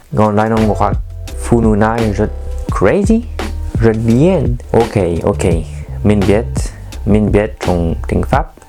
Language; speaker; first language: Vietnamese; non-native, learner; French